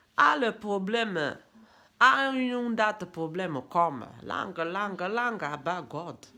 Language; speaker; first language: German; non-native, learner; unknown